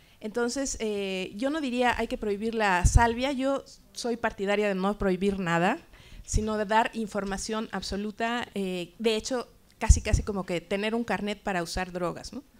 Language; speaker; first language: Spanish; native; Spanish